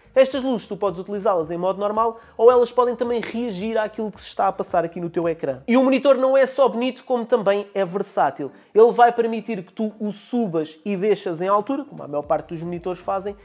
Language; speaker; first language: Portuguese; native; Portuguese